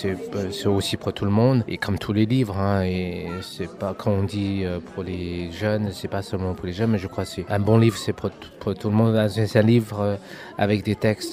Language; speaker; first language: French; non-native, fluent; Chinese